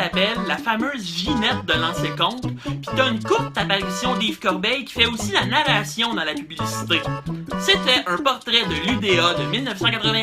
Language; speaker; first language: French; native; French